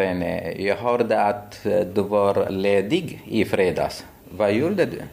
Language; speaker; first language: Swedish; non-native, fluent; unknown